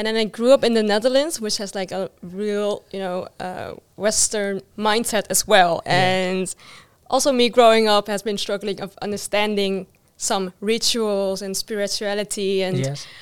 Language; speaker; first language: English; non-native, fluent; Dutch